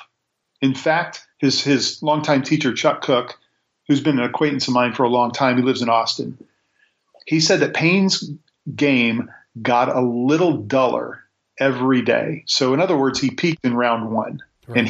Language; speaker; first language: English; native; English